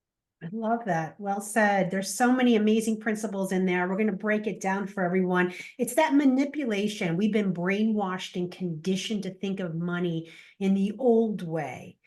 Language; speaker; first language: English; native; English